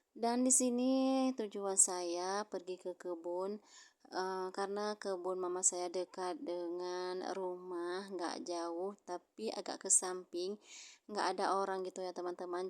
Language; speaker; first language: Indonesian; non-native, local second language; Achinese